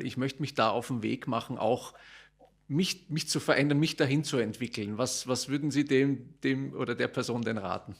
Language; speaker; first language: German; native; German